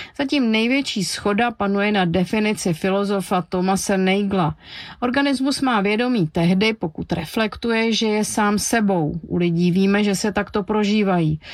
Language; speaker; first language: Czech; native; Czech